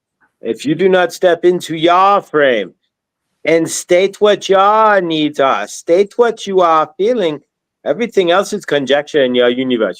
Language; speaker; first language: English; native; English